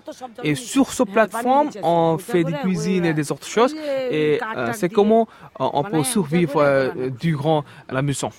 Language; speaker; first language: French; non-native, fluent; Bangla